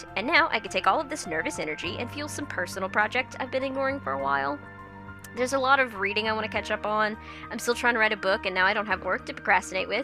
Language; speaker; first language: English; native; English